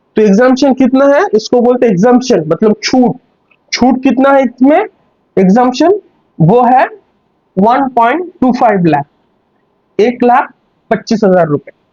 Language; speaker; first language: Hindi; non-native, local second language; Bangla